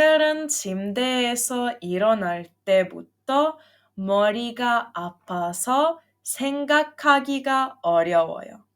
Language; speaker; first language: Korean; non-native, fluent; Serbian